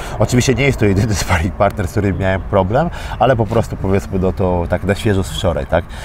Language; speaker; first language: Polish; early bilingual, other home language; Armenian